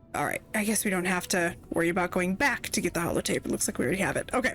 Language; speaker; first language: English; native; English